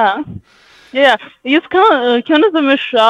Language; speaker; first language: German; non-native, learner; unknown